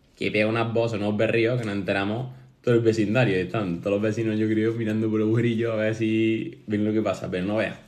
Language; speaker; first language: Spanish; native; Spanish